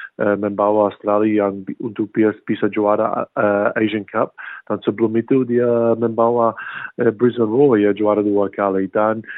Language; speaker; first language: Indonesian; non-native, fluent; English